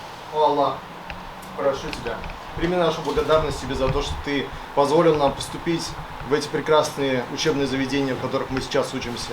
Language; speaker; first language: Russian; native; Russian